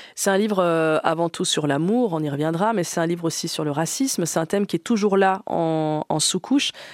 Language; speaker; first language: French; native; French